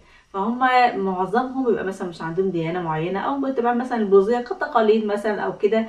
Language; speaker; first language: Arabic; native; Arabic